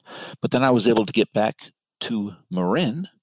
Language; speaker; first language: English; native; English